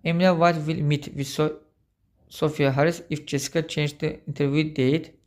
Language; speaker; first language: English; non-native, fluent; Azerbaijani